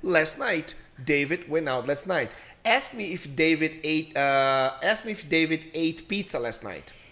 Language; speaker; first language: English; non-native, fluent; Portuguese